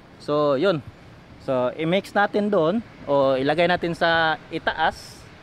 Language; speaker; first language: Filipino; non-native, local second language; Cebuano